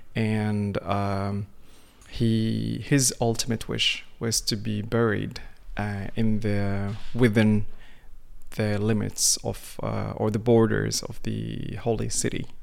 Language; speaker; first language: English; non-native, fluent; Arabic